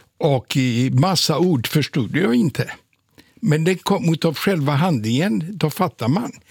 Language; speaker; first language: Swedish; non-native, fluent; Polish